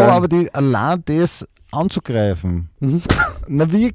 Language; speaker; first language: German; native; German